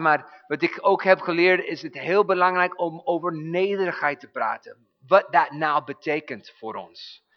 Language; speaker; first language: Dutch; non-native, fluent; English